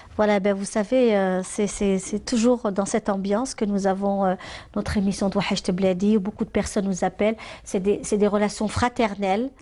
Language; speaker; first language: French; non-native, local second language; Arabic